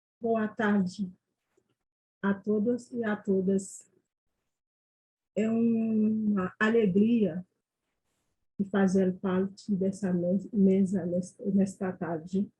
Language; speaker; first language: Portuguese; non-native, fluent; Haitian Creole